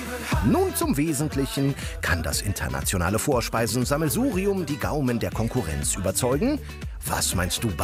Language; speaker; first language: German; native; German